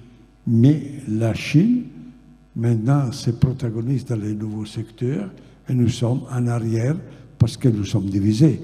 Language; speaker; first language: French; non-native, fluent; Italian